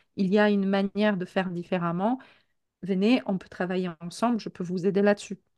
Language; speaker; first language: French; non-native, fluent; Polish